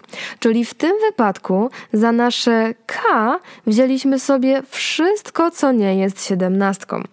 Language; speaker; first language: Polish; native; Polish